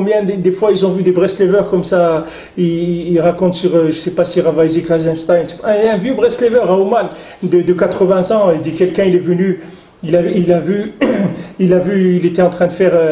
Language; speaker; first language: French; native; French